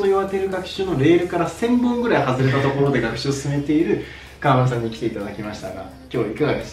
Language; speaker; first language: Japanese; native; Japanese